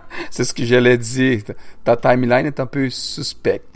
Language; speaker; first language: French; non-native, fluent; Portuguese